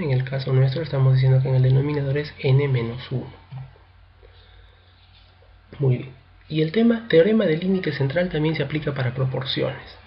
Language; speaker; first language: Spanish; native; Spanish